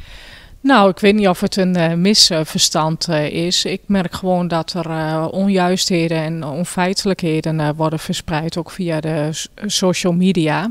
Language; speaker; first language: Dutch; native; Dutch